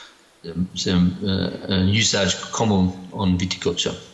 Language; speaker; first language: French; non-native, learner; English